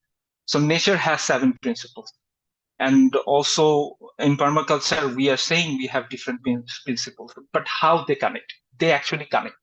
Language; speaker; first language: English; non-native, fluent; Bangla